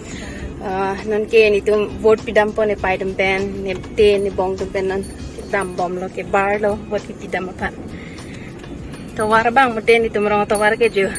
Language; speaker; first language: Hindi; non-native, local second language; Karbi